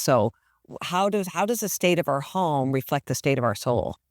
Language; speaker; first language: English; native; English